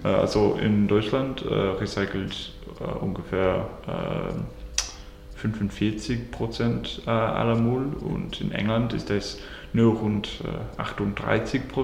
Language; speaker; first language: German; non-native, learner; English